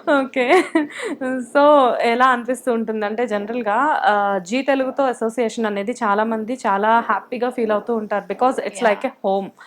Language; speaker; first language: Telugu; native; Telugu